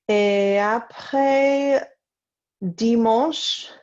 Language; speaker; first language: French; non-native, fluent; English